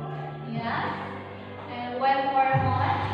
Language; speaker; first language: English; non-native, learner; Indonesian